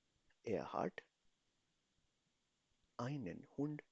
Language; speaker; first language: German; non-native, fluent; Urdu